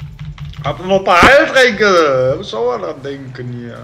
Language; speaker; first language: German; native; German